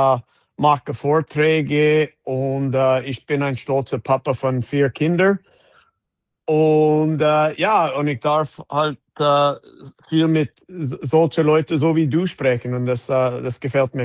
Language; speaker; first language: German; non-native, fluent; English